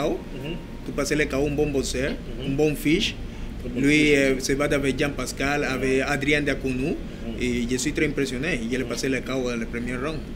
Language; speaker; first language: French; non-native, learner; Spanish